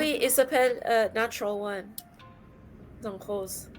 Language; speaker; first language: French; non-native, learner; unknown